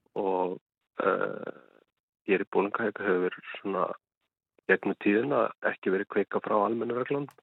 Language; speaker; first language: Icelandic; native; Icelandic